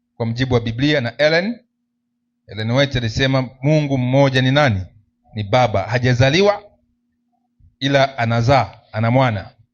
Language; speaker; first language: Swahili; native; Swahili